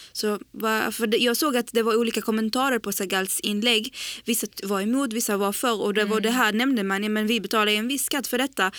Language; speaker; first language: Swedish; early bilingual, other home language; Arabic